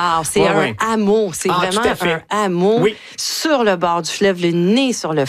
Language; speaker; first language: French; native; French